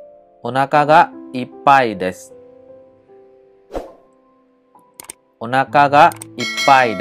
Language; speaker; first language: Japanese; non-native, fluent; Khmer